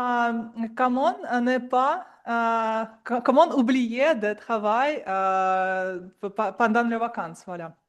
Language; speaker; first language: French; non-native, learner; Russian